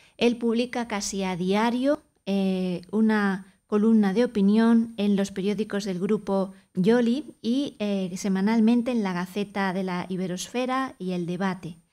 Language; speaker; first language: Spanish; native; Spanish